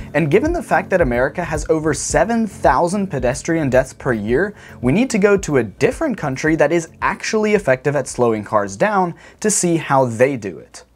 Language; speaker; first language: English; native; English